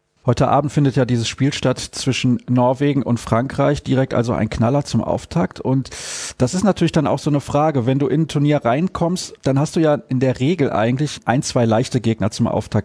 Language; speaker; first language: German; native; German